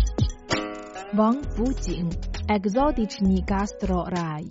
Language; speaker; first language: Croatian; native; Croatian